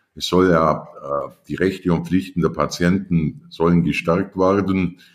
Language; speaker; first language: German; native; German